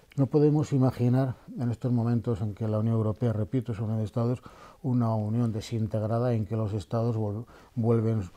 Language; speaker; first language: Spanish; native; Spanish